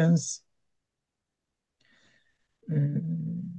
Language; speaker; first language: German; non-native, learner; Turkish